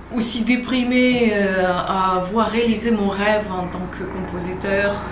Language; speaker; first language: French; non-native, fluent; Russian